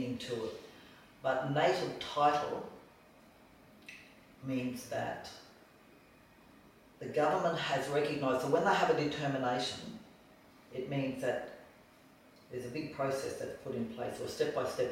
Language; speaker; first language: English; native; English